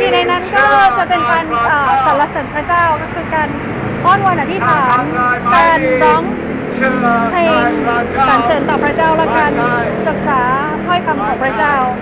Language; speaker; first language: Thai; native; Thai